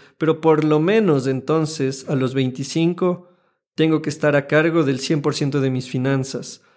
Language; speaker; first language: Spanish; native; Spanish